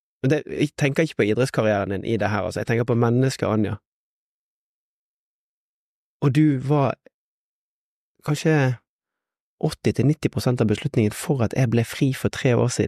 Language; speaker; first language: Norwegian; native; Norwegian